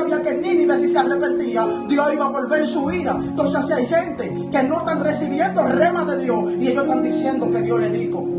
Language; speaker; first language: Spanish; native; Spanish